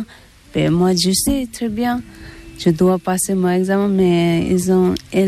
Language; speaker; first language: French; non-native, learner; Tibetan